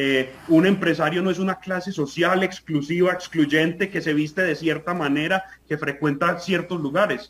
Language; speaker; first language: Spanish; native; Spanish